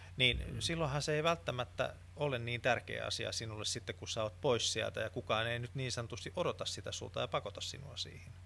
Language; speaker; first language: Finnish; non-native, local second language; Swedish